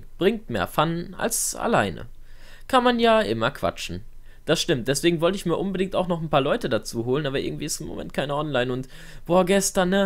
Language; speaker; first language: German; native; German